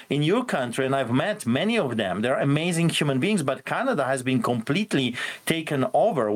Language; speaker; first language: English; non-native, fluent; Polish